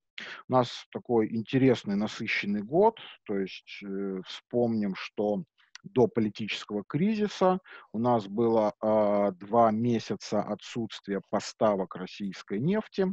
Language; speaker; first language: Russian; native; Russian